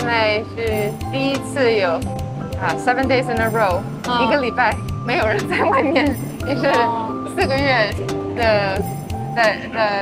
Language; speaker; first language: Chinese; early bilingual, heritage; Chinese